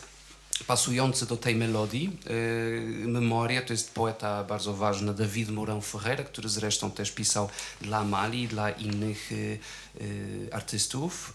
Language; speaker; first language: Polish; non-native, fluent; Portuguese